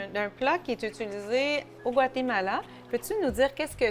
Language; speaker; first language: French; native; French